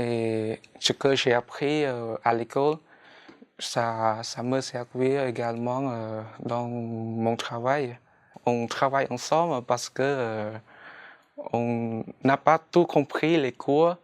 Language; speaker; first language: French; non-native, fluent; Khmer